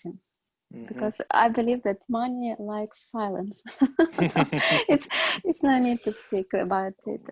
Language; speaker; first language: English; non-native, learner; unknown